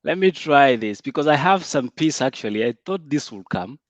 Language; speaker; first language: English; non-native, local second language; Swahili